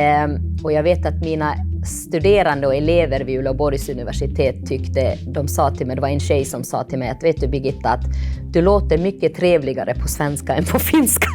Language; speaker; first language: Swedish; early bilingual, other home language; Finnish